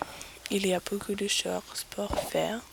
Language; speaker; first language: French; non-native, learner; English